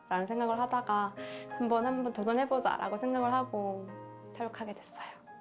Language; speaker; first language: Korean; native; Korean